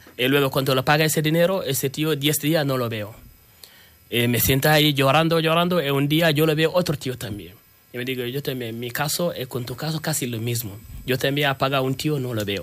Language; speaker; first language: Spanish; non-native, learner; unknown